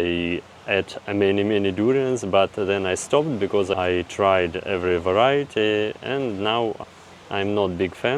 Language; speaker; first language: English; non-native, fluent; Russian